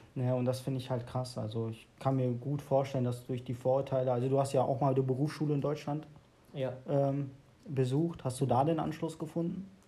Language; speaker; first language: German; native; German